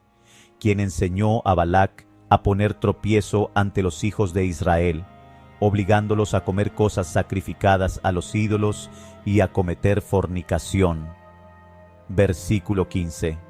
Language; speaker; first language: Spanish; native; Spanish